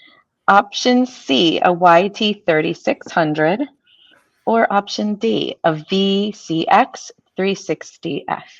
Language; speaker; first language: English; native; English